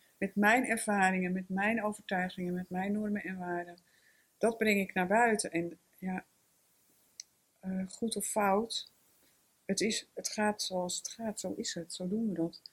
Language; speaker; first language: Dutch; native; Dutch